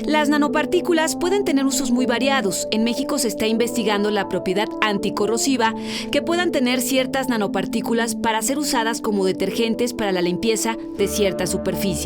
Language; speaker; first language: Spanish; native; Spanish